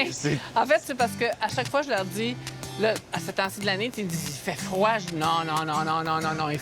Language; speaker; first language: French; native; French